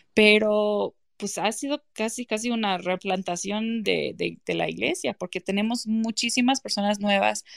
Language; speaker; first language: Spanish; non-native, fluent; English